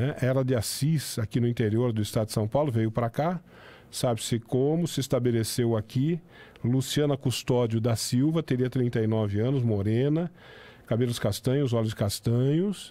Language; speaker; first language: Portuguese; native; Portuguese